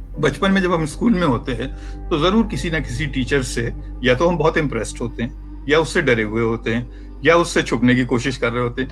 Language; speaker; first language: Urdu; native; Urdu